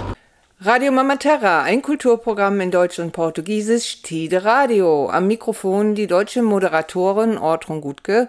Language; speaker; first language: German; native; German